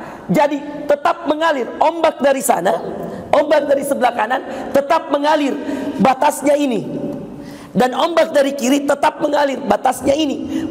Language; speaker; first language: Indonesian; native; Indonesian